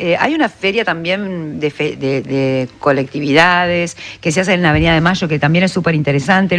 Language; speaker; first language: Spanish; native; Spanish